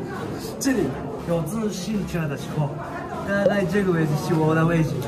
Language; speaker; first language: Chinese; non-native, learner; Japanese